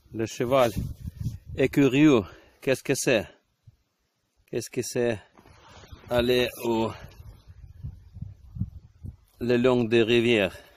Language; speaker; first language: French; non-native, learner; Ukrainian